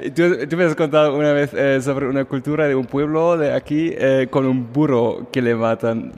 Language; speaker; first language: Spanish; non-native, fluent; German